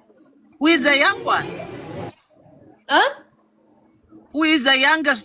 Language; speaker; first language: English; non-native, learner; Amharic